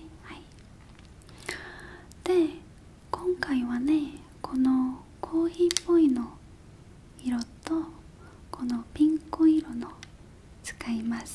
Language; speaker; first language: Japanese; non-native, learner; Korean